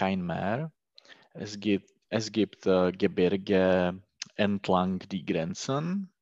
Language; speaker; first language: German; non-native, learner; Czech